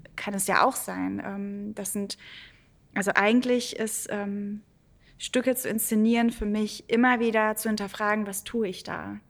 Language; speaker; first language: German; early bilingual, other home language; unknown